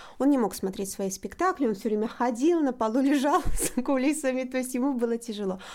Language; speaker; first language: Russian; native; Russian